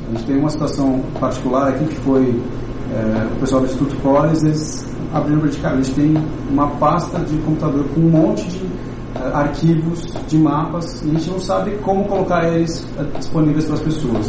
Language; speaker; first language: Portuguese; native; Portuguese